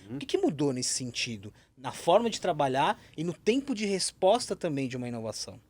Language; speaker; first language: Portuguese; native; Portuguese